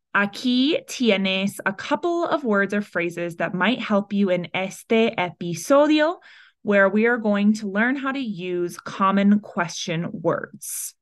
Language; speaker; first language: English; early bilingual, other home language; Spanish